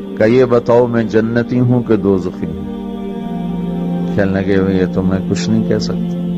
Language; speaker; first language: Urdu; non-native, local second language; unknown